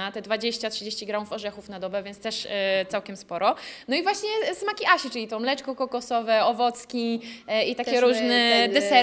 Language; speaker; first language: Polish; native; Polish